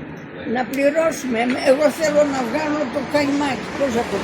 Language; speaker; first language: Greek; non-native, learner; Armenian